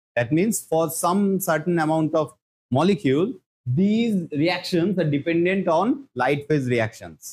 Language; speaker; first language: English; non-native, local second language; Bangla